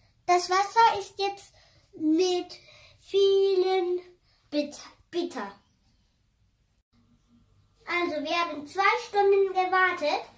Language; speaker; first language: German; non-native, fluent; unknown